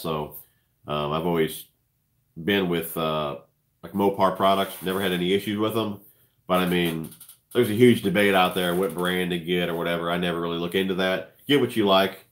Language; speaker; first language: English; native; English